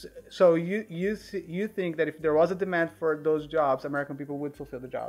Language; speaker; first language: English; non-native, fluent; Portuguese